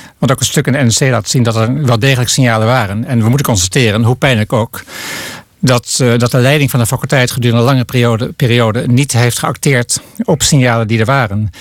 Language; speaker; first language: Dutch; native; Dutch